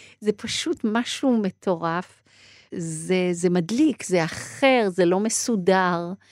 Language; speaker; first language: Hebrew; early bilingual, other home language; Persian